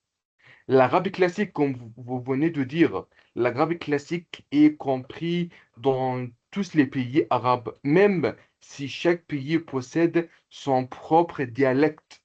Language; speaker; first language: French; non-native, local second language; Comorian